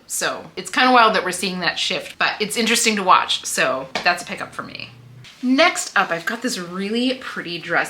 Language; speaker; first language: English; native; English